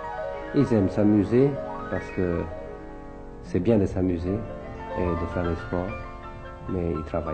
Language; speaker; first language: French; early bilingual, other home language; Thai